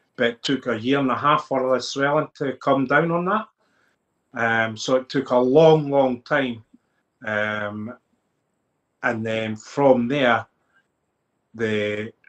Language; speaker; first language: English; native; English